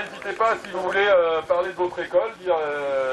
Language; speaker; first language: French; native; French